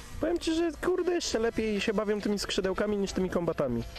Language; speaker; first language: Polish; native; Polish